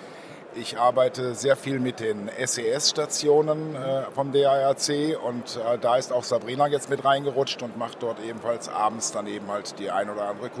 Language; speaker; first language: German; native; German